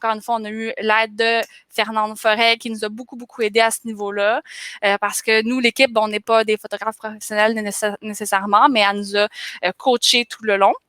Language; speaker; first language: French; native; French